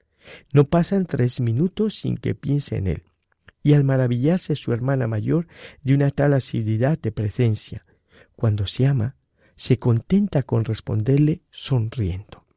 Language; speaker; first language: Spanish; native; Spanish